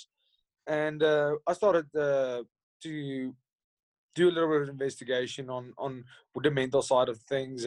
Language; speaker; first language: English; non-native, local second language; Afrikaans